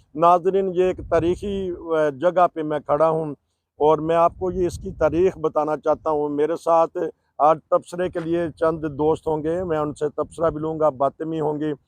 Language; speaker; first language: Urdu; non-native, local second language; Punjabi